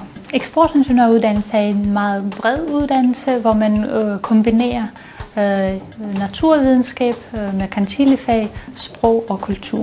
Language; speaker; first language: Danish; non-native, fluent; Belarusian